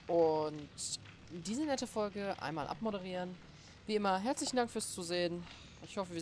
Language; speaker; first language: German; native; German